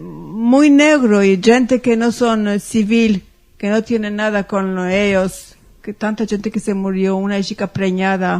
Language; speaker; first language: Spanish; early bilingual, heritage; Ladino